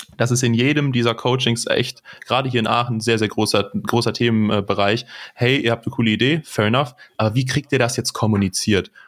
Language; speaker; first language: German; native; German